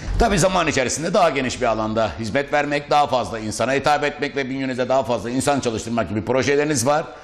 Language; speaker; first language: Turkish; native; Turkish